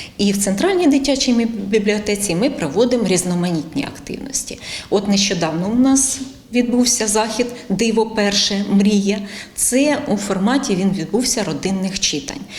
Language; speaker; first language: Ukrainian; native; Ukrainian